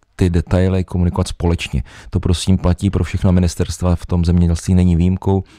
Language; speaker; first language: Czech; native; Czech